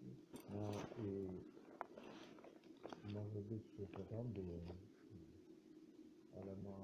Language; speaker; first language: Polish; non-native, learner; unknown